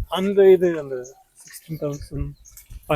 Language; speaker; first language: Tamil; native; Tamil